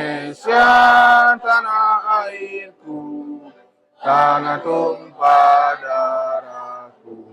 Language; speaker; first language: Indonesian; native; Indonesian